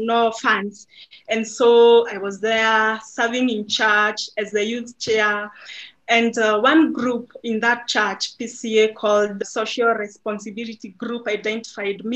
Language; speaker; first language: English; non-native, local second language; Kikuyu